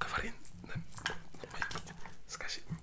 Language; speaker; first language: Russian; non-native, learner; French